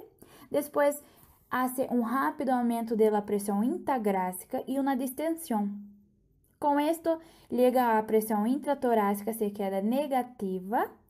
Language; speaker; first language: Portuguese; non-native, learner; Spanish